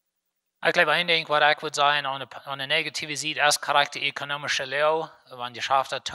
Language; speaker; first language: German; non-native, learner; Plautdietsch